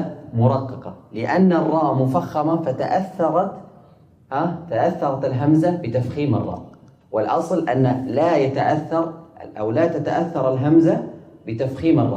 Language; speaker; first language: Arabic; native; Arabic